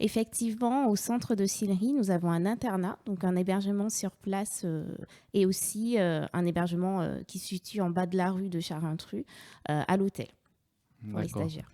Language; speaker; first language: French; native; French